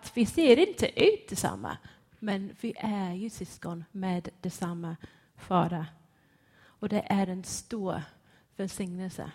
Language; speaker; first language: Swedish; non-native, fluent; English